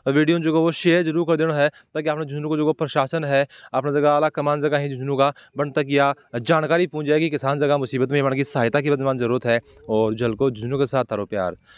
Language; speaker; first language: Hindi; native; Hindi